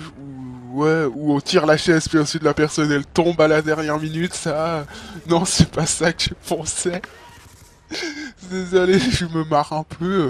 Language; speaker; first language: French; native; French